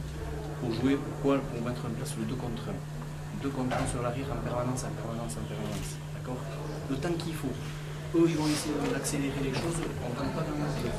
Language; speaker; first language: French; native; French